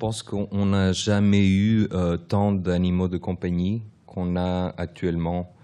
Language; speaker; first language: French; early bilingual, other home language; Portuguese